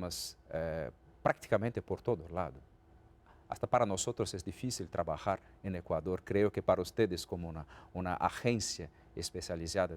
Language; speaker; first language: Spanish; non-native, fluent; Portuguese